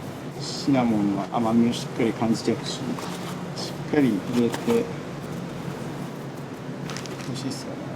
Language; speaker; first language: Japanese; native; Japanese